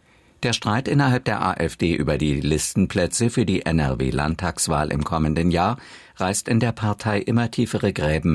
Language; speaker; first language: German; native; German